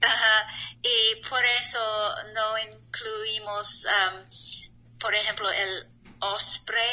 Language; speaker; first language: Spanish; non-native, learner; English